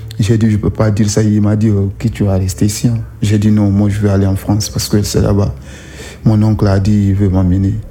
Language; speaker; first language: French; non-native, local second language; Susu